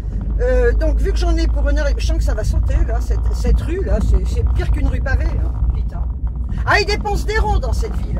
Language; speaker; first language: French; native; French